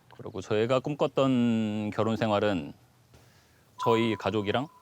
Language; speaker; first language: Korean; native; Korean